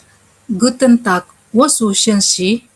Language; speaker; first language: German; non-native, learner; Indonesian